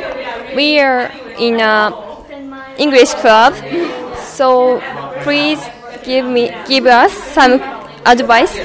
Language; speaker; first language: English; non-native, learner; Japanese